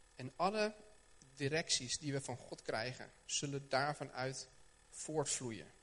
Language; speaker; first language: Dutch; native; Dutch